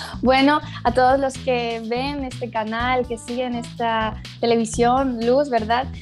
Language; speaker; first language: Spanish; early bilingual, other home language; Portuguese